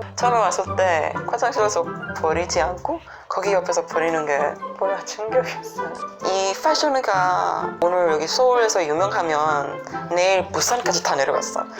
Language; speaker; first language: Korean; non-native, fluent; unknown